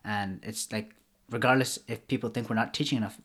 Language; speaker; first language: English; early bilingual, other home language; Bangla